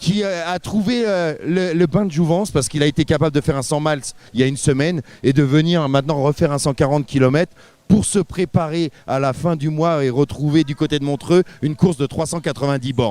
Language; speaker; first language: French; native; French